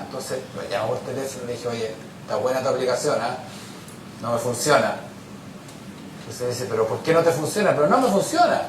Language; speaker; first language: Spanish; native; Spanish